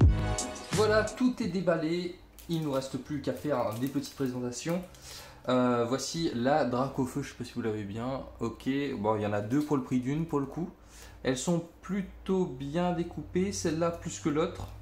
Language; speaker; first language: French; native; French